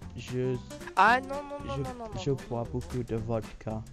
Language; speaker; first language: French; non-native, learner; English